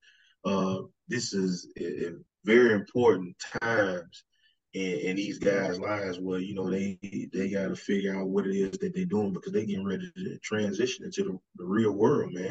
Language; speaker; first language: English; native; English